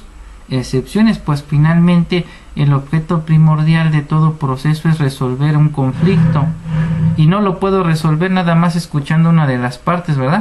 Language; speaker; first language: Spanish; native; Spanish